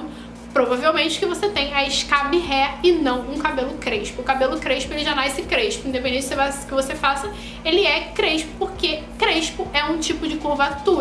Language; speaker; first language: Portuguese; native; Portuguese